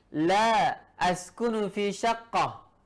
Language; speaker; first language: Arabic; non-native, fluent; Indonesian